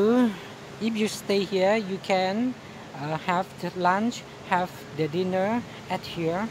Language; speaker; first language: English; non-native, learner; Thai